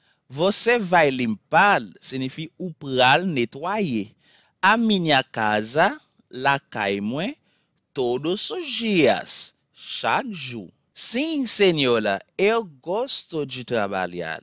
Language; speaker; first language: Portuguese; non-native, fluent; Haitian Creole